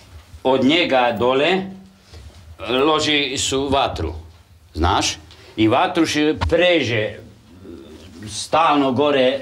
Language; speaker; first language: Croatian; non-native, local second language; Hungarian